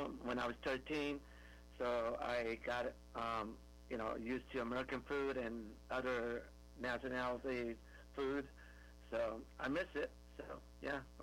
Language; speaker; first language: English; non-native, local second language; Filipino